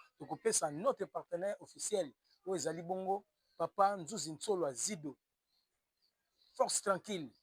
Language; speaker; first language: Lingala; native; Lingala